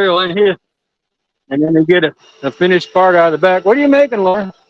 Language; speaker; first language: English; native; English